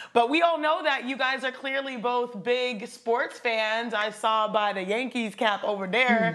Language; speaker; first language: English; native; English